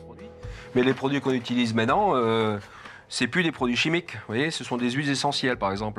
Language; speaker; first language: French; native; French